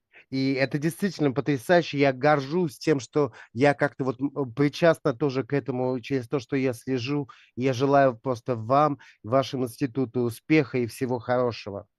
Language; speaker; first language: Russian; native; Russian